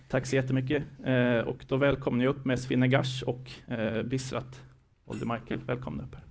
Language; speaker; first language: Swedish; native; Swedish